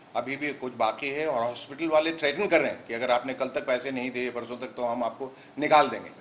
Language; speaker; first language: Hindi; native; Hindi